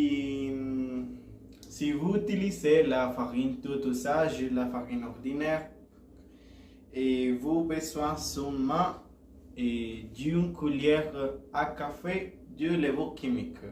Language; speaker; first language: French; non-native, learner; Spanish